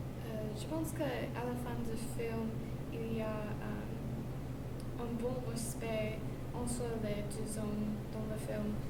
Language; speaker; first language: French; non-native, learner; English